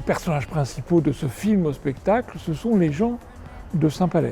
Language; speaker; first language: French; native; French